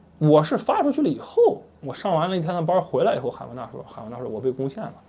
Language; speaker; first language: Chinese; native; Chinese